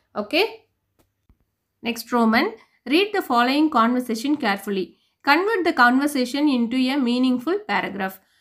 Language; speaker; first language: English; non-native, local second language; Tamil